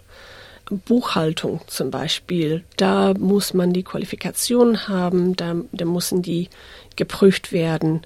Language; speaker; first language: German; non-native, fluent; English